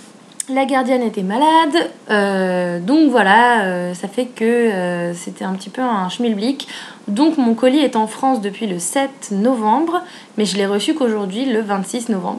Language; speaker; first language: French; native; French